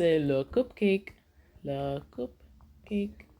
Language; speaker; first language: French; non-native, learner; English